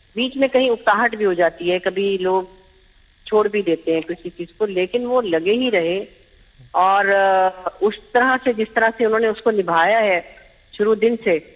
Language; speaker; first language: Urdu; native; Urdu